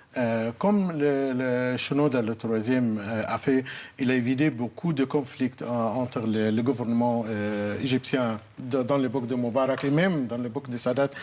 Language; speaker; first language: French; non-native, fluent; Arabic